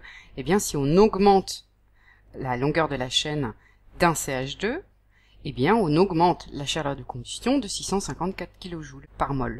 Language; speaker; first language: French; native; French